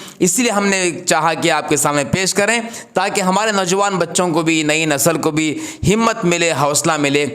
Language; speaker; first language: Urdu; native; Urdu